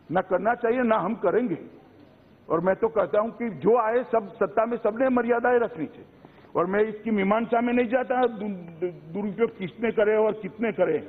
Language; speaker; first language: Hindi; non-native, local second language; Gujarati